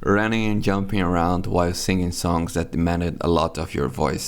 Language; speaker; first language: English; non-native, fluent; Finnish